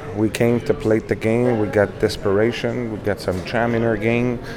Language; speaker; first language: English; non-native, fluent; French